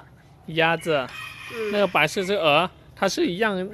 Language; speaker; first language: Chinese; non-native, learner; Thai